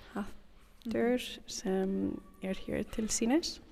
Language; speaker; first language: Icelandic; non-native, learner; English